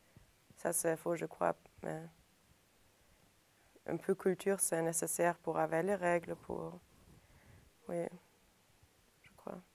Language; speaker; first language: French; non-native, fluent; German